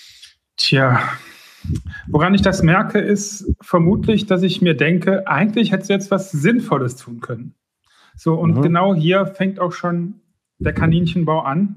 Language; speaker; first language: German; native; German